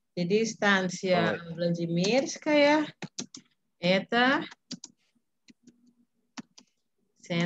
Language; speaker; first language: Russian; non-native, fluent; Indonesian